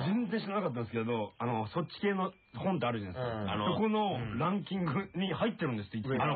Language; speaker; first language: Japanese; native; Japanese